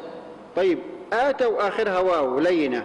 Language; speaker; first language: Arabic; native; Arabic